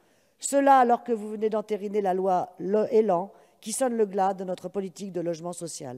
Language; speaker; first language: French; native; French